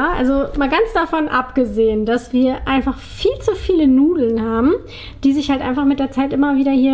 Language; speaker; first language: German; native; German